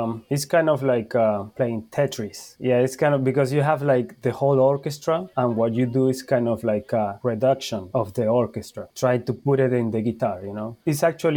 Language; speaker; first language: English; non-native, fluent; Spanish